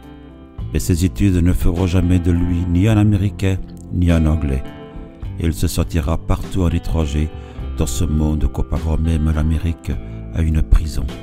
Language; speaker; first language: French; native; French